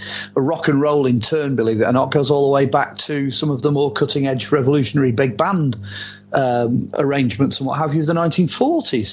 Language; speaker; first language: English; native; English